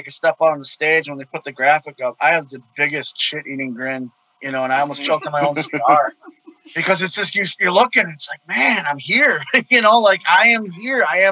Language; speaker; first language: English; native; English